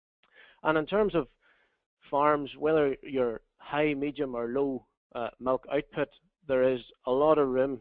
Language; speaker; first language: English; native; English